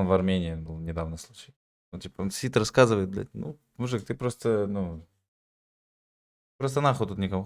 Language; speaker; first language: Russian; native; Russian